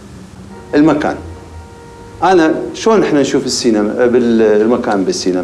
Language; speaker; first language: Arabic; native; Arabic